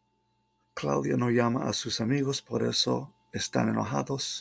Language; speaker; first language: Spanish; non-native, fluent; English